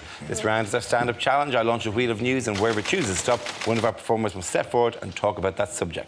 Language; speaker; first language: English; native; English